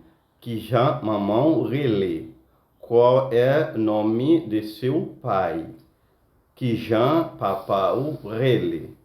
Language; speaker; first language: Portuguese; non-native, fluent; Haitian Creole